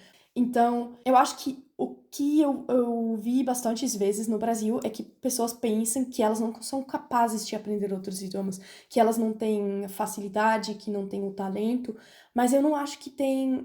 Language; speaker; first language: Portuguese; non-native, fluent; German